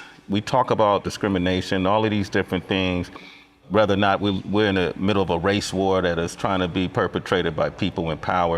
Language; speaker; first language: English; native; English